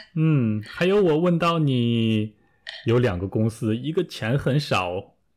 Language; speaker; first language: Chinese; native; Chinese